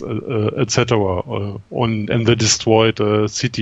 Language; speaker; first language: English; non-native, fluent; German